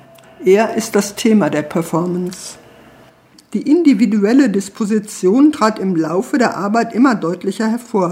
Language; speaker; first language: German; native; German